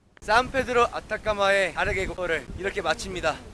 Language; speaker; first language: Korean; native; Korean